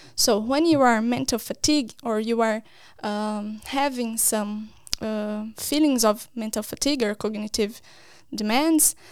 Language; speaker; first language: English; non-native, fluent; Portuguese